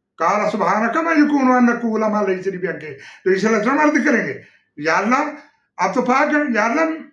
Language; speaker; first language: Urdu; non-native, local second language; Punjabi